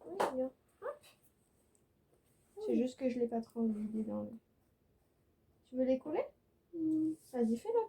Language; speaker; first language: French; native; French